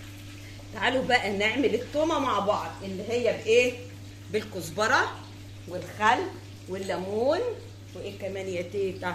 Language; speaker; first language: Arabic; native; Arabic